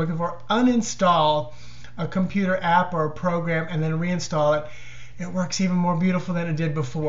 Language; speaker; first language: English; native; English